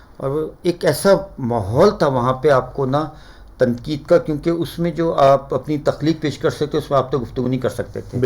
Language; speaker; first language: Urdu; native; Urdu